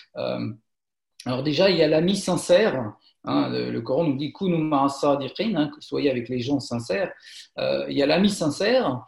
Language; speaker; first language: French; native; French